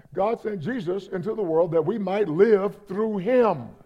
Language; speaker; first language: English; native; English